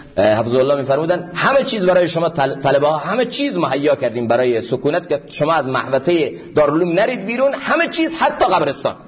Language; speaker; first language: Persian; native; Persian